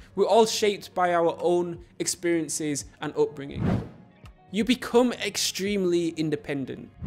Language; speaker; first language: English; native; English